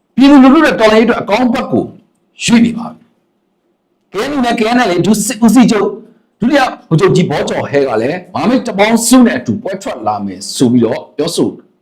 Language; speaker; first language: Burmese; native; Burmese